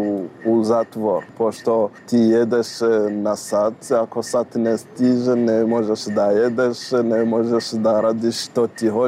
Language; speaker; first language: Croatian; non-native, learner; Rundi